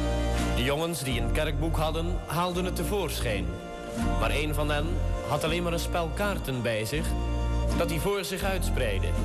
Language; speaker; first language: Dutch; native; Dutch